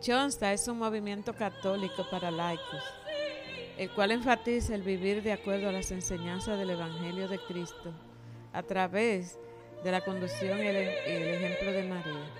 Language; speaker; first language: Spanish; native; Spanish